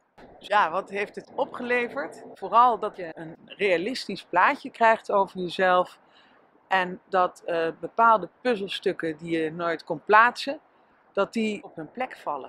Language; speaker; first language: Dutch; native; Dutch